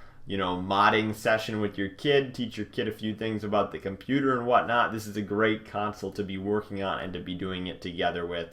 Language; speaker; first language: English; native; English